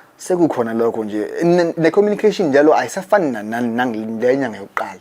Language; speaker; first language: Zulu; native; Zulu